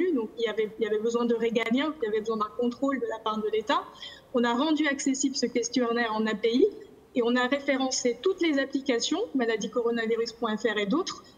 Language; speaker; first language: French; native; French